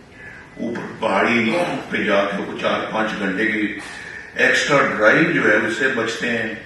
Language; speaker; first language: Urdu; non-native, local second language; Punjabi